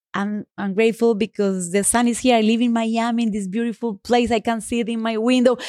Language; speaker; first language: English; non-native, fluent; Spanish